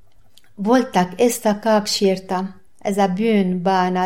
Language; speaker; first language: Hungarian; non-native, learner; Arabic